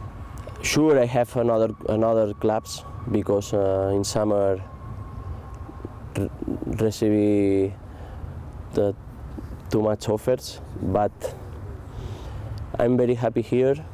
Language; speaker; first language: English; non-native, learner; Spanish